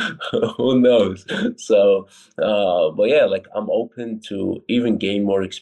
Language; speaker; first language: English; non-native, fluent; Arabic